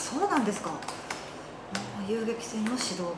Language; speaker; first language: Japanese; native; Japanese